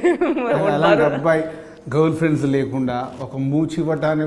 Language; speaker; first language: Telugu; native; Telugu